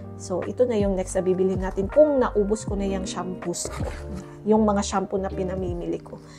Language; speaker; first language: Filipino; non-native, local second language; Cebuano